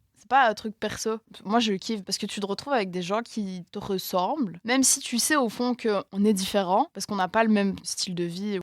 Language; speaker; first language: French; native; French